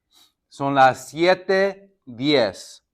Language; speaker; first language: Spanish; non-native, fluent; English